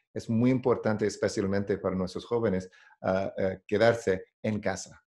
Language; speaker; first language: Spanish; non-native, learner; English